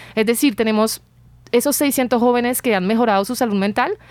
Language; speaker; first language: Spanish; non-native, fluent; French